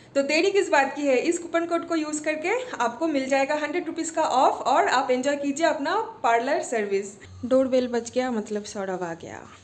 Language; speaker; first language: Hindi; non-native, local second language; Bangla